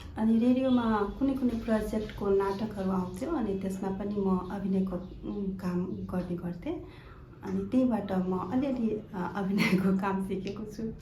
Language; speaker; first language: Nepali; non-native, local second language; Maithili